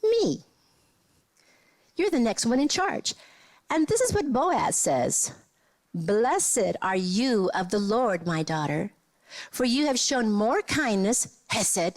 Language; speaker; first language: English; native; English